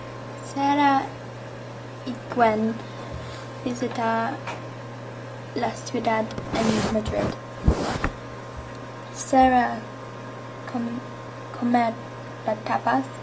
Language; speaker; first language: Spanish; non-native, learner; English